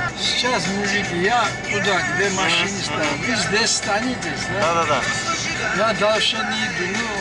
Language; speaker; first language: Russian; non-native, learner; Svan